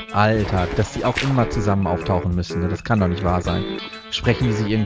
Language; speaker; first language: German; native; German